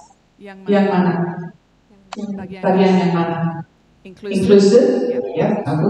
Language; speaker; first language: Indonesian; non-native, learner; English